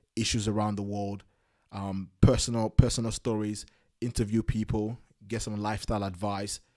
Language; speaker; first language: English; non-native, local second language; Yoruba